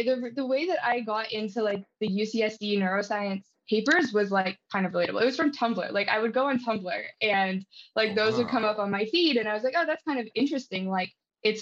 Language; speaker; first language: English; native; English